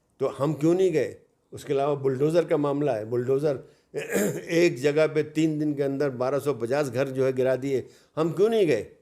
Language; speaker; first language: Urdu; native; Urdu